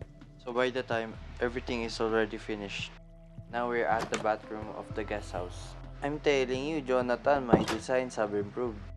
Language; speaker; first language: English; non-native, local second language; Filipino